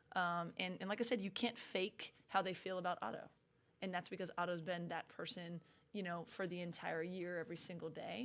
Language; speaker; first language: English; native; English